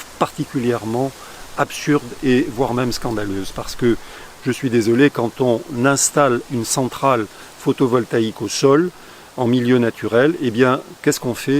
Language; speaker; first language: French; native; French